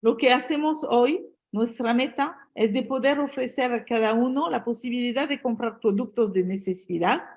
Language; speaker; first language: Spanish; non-native, fluent; French